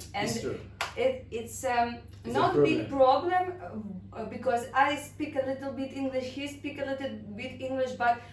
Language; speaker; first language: English; non-native, learner; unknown